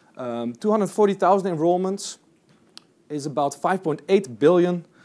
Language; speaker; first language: English; non-native, fluent; Dutch